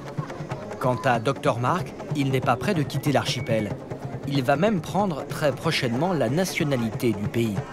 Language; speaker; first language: French; native; French